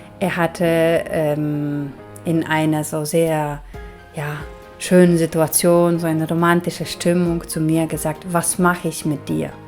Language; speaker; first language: German; non-native, fluent; Polish